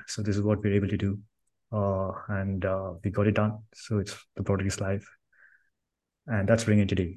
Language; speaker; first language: English; non-native, local second language; Kannada